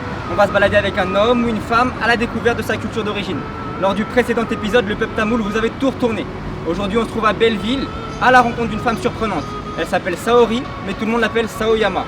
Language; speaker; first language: French; native; French